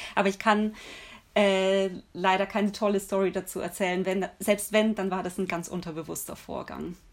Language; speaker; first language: German; early bilingual, other home language; Polish